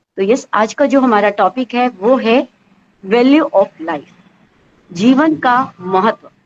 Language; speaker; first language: Hindi; native; Hindi